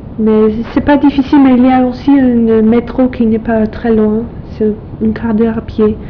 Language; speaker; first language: French; non-native, fluent; English